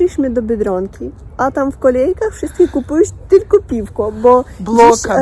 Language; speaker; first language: Polish; non-native, learner; Russian